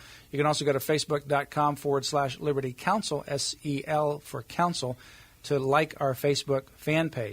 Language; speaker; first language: English; native; English